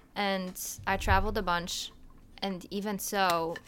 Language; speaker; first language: English; early bilingual, other home language; Polish